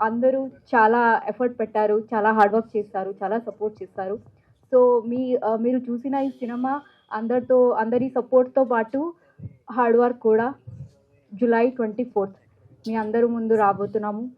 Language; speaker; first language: Telugu; non-native, fluent; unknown